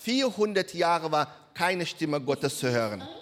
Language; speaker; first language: German; non-native, learner; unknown